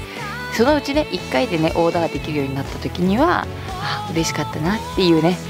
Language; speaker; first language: Japanese; native; Japanese